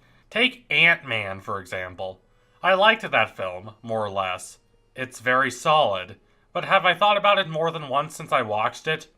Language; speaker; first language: English; native; English